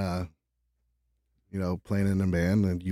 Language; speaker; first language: English; early bilingual, other home language; Spanish